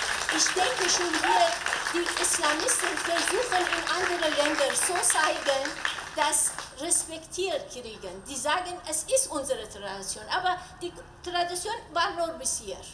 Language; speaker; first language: German; non-native, learner; Persian